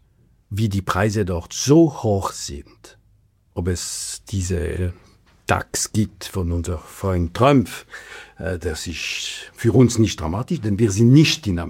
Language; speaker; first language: German; non-native, local second language; French